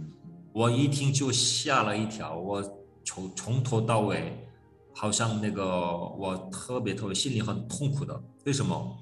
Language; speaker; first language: Chinese; non-native, fluent; Korean